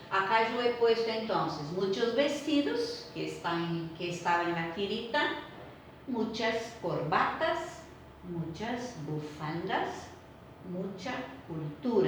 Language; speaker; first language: Spanish; non-native, fluent; Portuguese